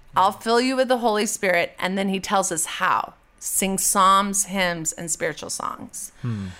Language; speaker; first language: English; native; English